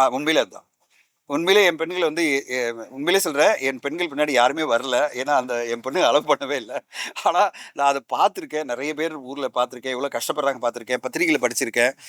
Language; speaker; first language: Tamil; native; Tamil